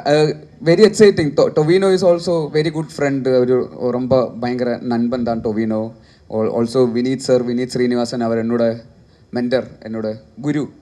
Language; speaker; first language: Tamil; non-native, learner; Malayalam